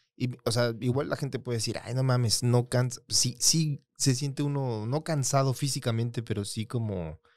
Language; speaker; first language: Spanish; native; Spanish